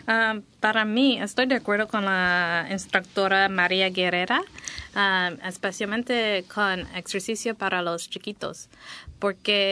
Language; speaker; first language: Spanish; non-native, fluent; English